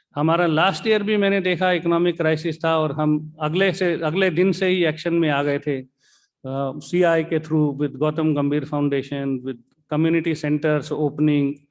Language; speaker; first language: Hindi; native; Hindi